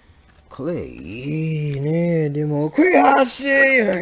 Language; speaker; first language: Japanese; non-native, learner; English